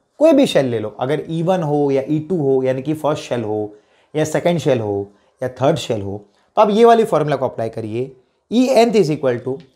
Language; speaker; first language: Hindi; non-native, local second language; Gujarati